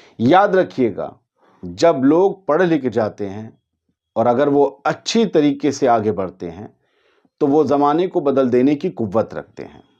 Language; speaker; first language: Urdu; native; Urdu